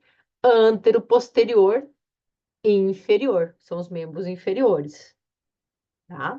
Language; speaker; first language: Portuguese; native; Portuguese